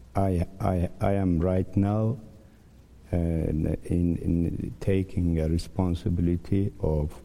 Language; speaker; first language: English; non-native, learner; Turkish